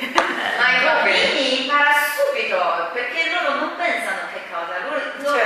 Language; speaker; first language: Italian; non-native, fluent; Chinese